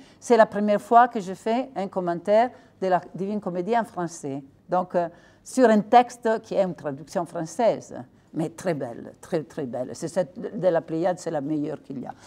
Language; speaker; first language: French; non-native, fluent; Italian